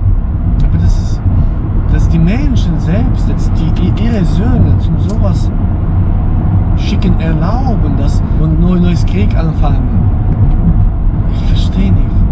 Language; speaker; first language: German; non-native, fluent; Ukrainian